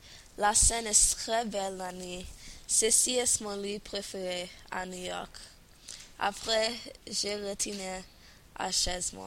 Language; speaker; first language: French; non-native, learner; English